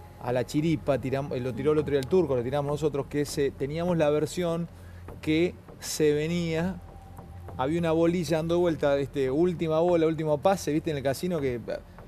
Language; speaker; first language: Spanish; native; Spanish